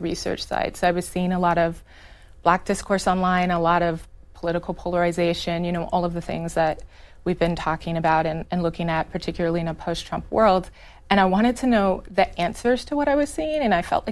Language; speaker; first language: English; native; English